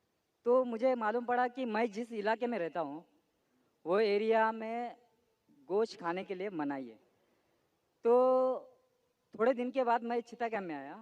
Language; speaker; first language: Hindi; non-native, local second language; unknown